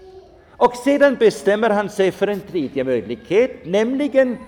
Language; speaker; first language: Swedish; non-native, fluent; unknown